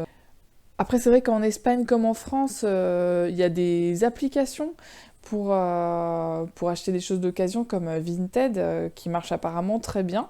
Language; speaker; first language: French; native; French